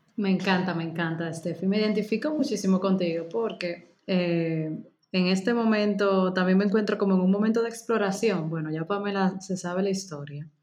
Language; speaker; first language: Spanish; native; Spanish